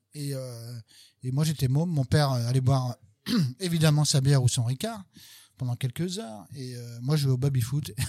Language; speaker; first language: French; native; French